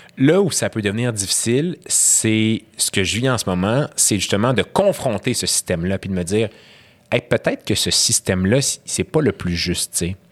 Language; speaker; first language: French; early bilingual, other home language; Arabic